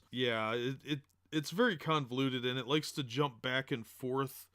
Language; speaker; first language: English; native; English